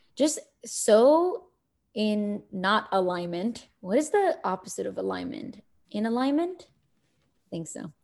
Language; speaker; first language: English; early bilingual, other home language; Arabic